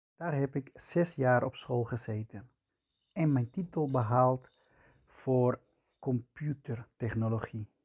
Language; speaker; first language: Dutch; non-native, fluent; Spanish